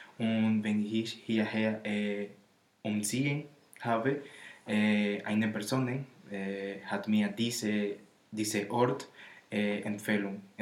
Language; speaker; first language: German; non-native, learner; Spanish